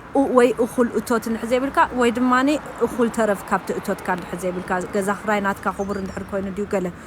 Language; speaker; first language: Tigrinya; early bilingual, heritage; German